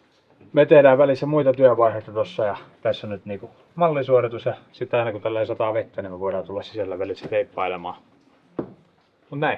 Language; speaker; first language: Finnish; native; Finnish